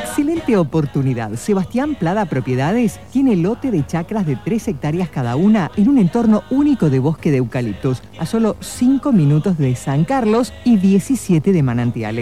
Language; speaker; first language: Spanish; native; Spanish